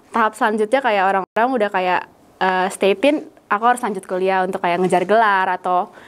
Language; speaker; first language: Indonesian; native; Indonesian